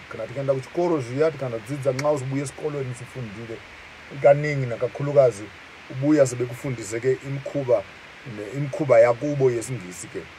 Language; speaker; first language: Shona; native; Shona